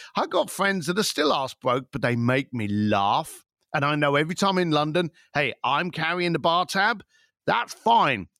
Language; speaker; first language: English; native; English